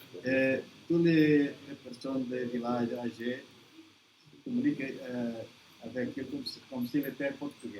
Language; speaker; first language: French; non-native, learner; Portuguese